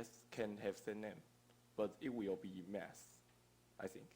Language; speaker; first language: English; non-native, learner; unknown